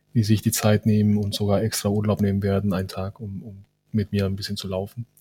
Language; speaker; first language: German; non-native, fluent; Spanish